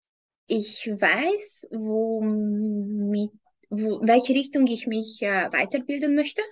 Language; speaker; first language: German; non-native, fluent; Hungarian